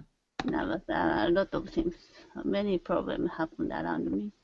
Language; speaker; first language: English; non-native, learner; Japanese